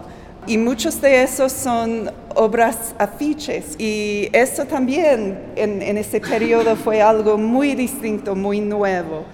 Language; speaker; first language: Spanish; non-native, fluent; English